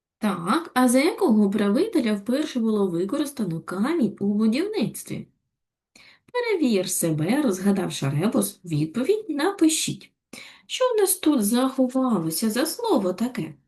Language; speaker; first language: Ukrainian; native; Ukrainian